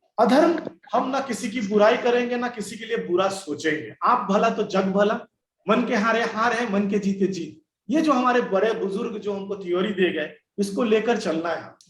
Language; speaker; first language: Hindi; non-native, local second language; Bangla